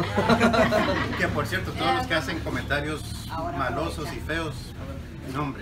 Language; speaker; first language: Spanish; early bilingual, heritage; Spanish